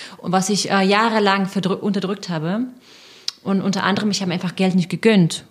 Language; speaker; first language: German; non-native, fluent; Russian